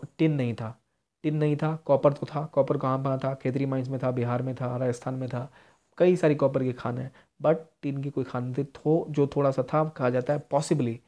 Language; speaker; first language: Hindi; native; Hindi